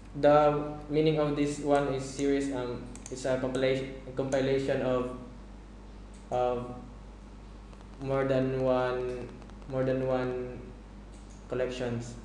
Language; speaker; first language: English; non-native, fluent; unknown